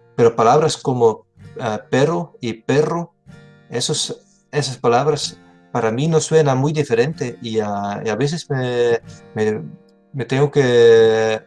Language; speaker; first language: Spanish; non-native, fluent; Dutch